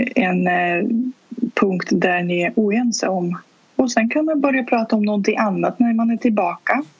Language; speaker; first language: Swedish; non-native, fluent; Russian